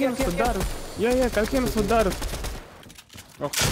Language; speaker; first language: Spanish; non-native, learner; Arabic